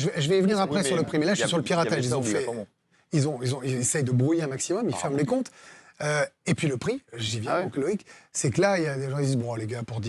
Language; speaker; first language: French; native; French